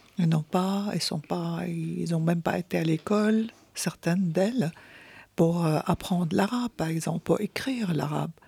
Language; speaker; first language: French; non-native, fluent; Arabic